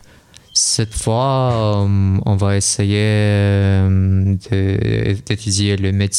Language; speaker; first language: French; non-native, learner; Russian